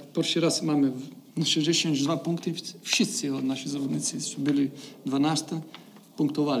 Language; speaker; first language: Polish; non-native, fluent; Macedonian